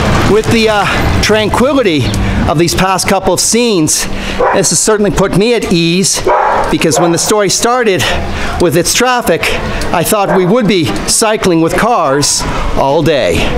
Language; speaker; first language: English; native; English